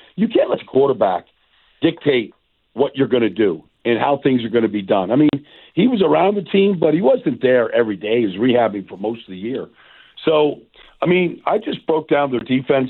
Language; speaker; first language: English; native; English